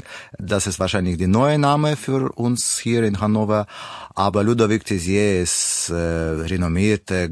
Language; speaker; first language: German; non-native, learner; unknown